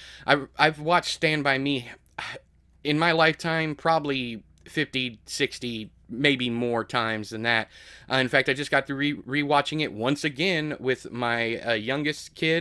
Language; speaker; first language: English; native; English